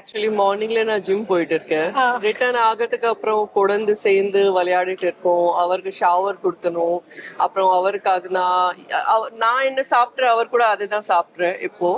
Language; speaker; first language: Tamil; non-native, fluent; Gujarati